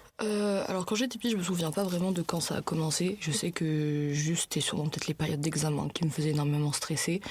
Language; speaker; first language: French; non-native, local second language; Arabic